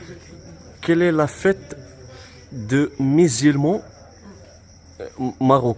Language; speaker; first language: French; non-native, learner; Arabic